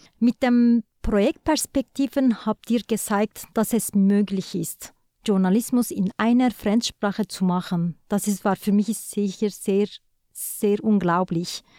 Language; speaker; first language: German; non-native, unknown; Turkish